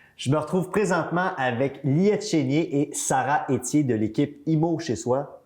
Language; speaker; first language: French; native; French